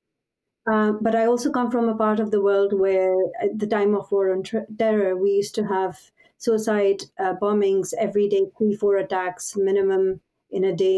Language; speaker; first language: English; non-native, local second language; Pashto